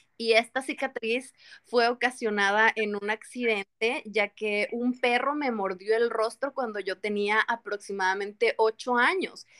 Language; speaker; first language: Spanish; native; Spanish